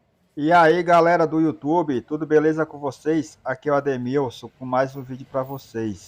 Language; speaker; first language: Portuguese; native; Portuguese